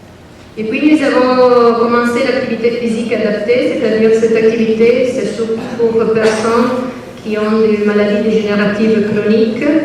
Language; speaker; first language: French; non-native, learner; Italian